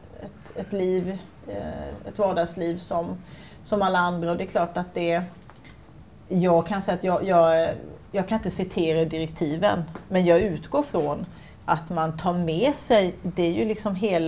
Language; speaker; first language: Swedish; native; Swedish